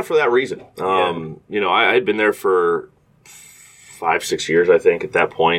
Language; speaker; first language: English; native; English